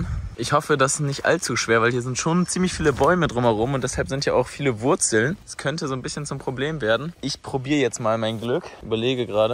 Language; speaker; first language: German; native; German